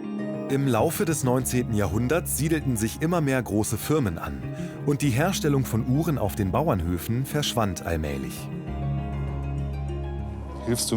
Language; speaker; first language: German; native; German